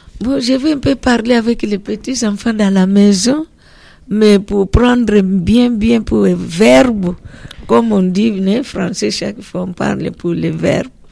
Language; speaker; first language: French; non-native, learner; Portuguese